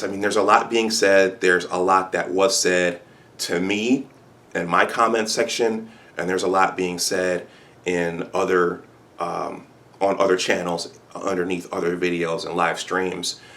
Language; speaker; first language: English; native; English